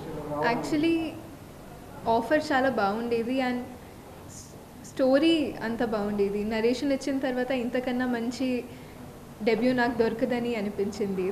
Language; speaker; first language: Telugu; non-native, fluent; Tulu